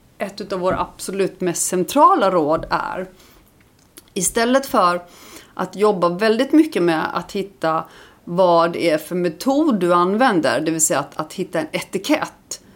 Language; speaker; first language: Swedish; early bilingual, other home language; Icelandic